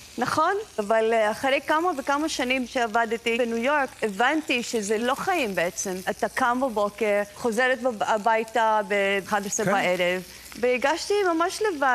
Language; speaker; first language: Hebrew; non-native, fluent; Greek